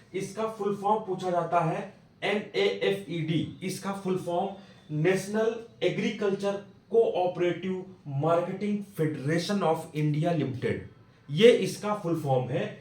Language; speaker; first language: Hindi; native; Hindi